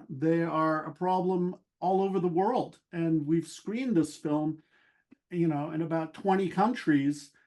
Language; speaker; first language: English; native; English